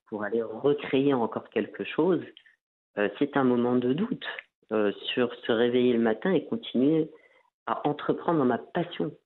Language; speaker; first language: French; non-native, local second language; Arabic